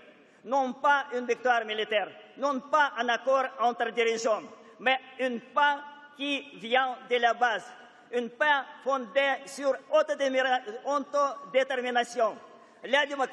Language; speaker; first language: French; non-native, fluent; Russian